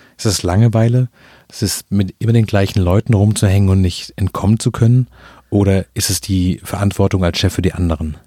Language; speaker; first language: German; native; German